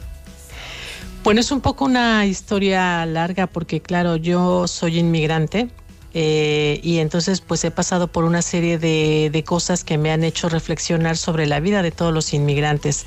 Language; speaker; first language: Spanish; native; Spanish